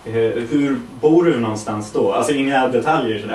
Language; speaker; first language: Swedish; native; Swedish